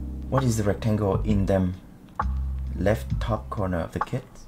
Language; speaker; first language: English; non-native, fluent; Vietnamese